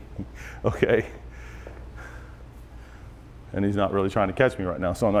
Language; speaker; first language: English; native; English